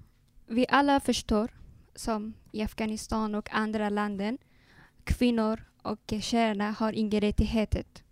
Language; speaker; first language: Swedish; non-native, learner; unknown